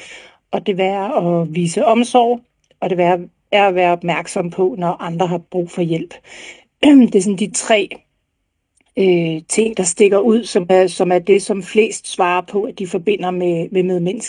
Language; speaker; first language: Danish; native; Danish